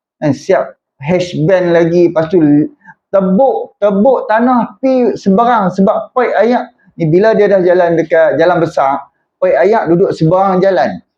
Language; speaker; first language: Malay; native; Malay